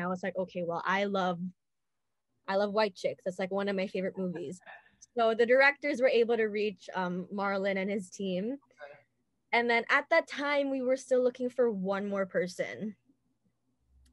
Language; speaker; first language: English; native; English